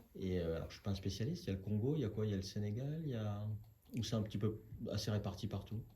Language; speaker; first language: French; native; French